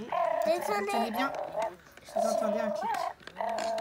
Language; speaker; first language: French; native; French